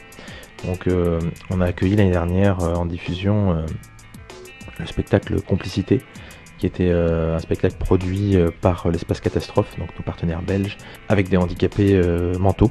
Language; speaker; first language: French; native; French